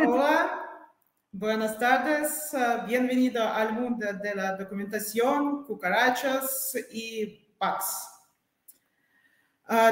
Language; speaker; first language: Spanish; non-native, learner; Russian